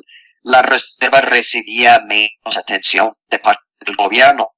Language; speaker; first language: Spanish; non-native, fluent; English